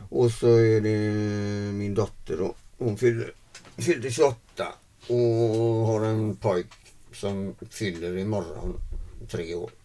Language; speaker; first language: Swedish; native; Swedish